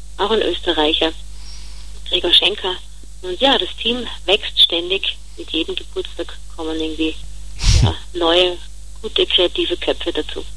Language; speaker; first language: German; native; German